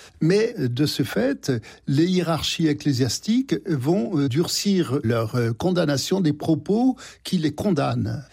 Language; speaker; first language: French; native; French